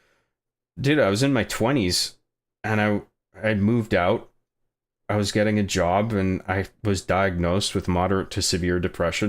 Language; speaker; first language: English; native; English